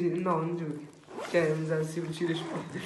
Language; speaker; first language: Italian; native; Italian